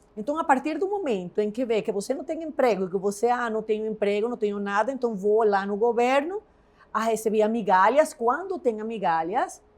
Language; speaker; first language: Portuguese; non-native, fluent; Spanish